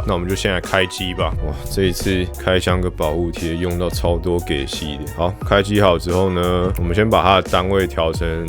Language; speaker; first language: Chinese; native; Chinese